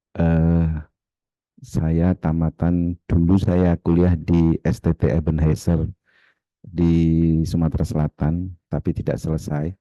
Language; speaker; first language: Indonesian; native; Indonesian